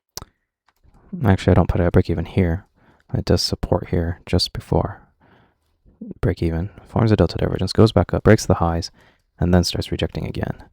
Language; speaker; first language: English; native; English